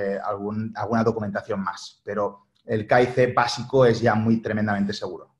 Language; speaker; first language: Spanish; native; Spanish